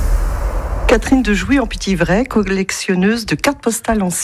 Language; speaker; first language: French; native; French